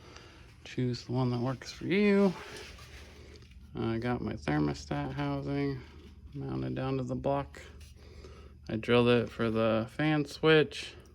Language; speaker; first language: English; native; English